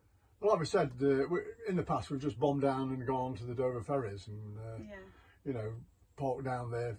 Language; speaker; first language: English; native; English